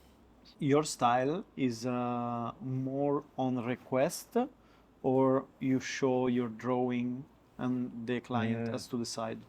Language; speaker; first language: English; non-native, learner; Italian